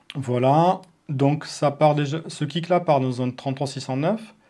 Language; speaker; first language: French; native; French